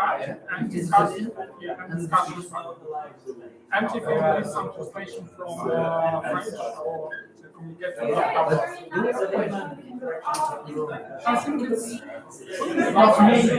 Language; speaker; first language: English; non-native, learner; Russian